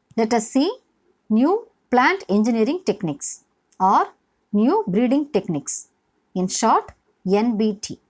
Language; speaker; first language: English; non-native, local second language; Tamil